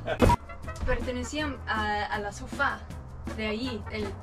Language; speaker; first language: Spanish; non-native, fluent; English